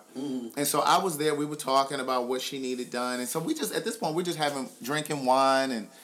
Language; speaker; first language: English; native; English